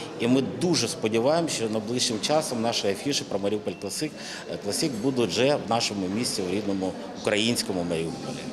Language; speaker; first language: Ukrainian; native; Ukrainian